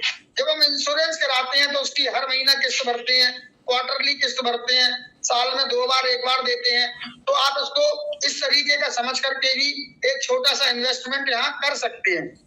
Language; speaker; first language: Hindi; native; Hindi